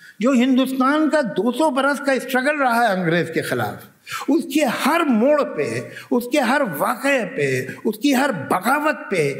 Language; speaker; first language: Urdu; native; Urdu